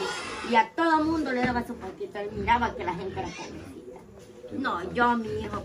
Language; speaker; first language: Spanish; native; Spanish